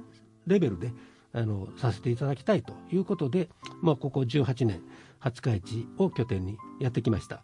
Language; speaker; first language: Japanese; native; Japanese